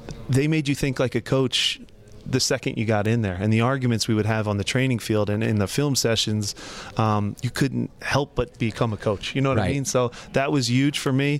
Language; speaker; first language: English; native; English